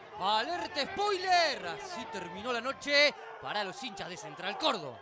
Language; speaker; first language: Spanish; native; Spanish